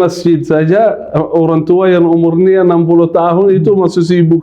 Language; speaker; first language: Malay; non-native, fluent; Arabic